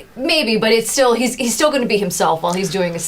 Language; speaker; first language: English; native; English